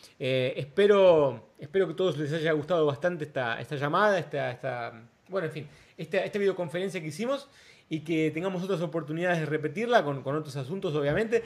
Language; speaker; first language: Spanish; non-native, fluent; Portuguese